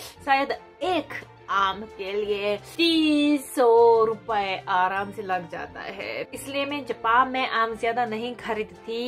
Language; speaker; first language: Hindi; non-native, fluent; Japanese